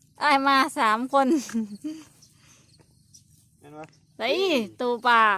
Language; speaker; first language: Thai; non-native, local second language; Lao